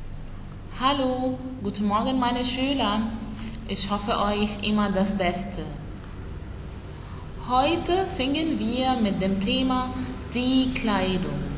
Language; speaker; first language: German; non-native, fluent; Arabic